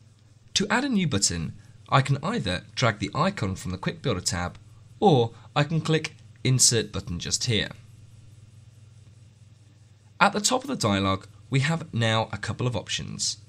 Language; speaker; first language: English; native; English